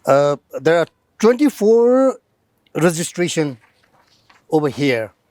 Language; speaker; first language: English; non-native, local second language; Nepali